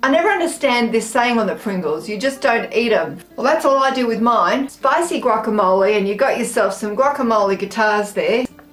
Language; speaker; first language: English; native; English